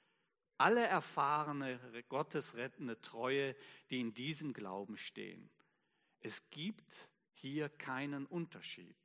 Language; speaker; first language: German; native; German